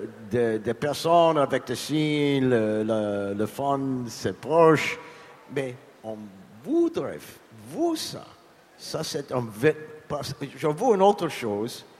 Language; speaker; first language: French; non-native, learner; English